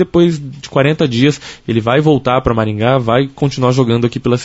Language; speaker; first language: Portuguese; native; Portuguese